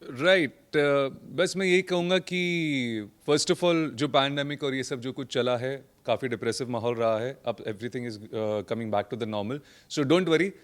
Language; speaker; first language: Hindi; non-native, local second language; Gujarati